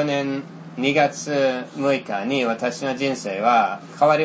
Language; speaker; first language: Japanese; non-native, fluent; Finnish